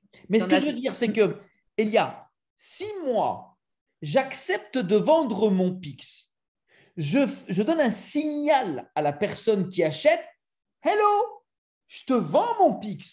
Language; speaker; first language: French; native; French